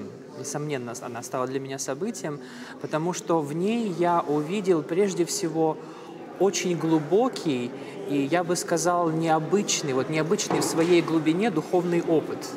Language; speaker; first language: Russian; native; Russian